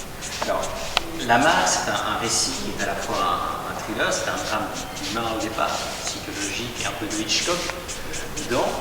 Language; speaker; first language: French; native; French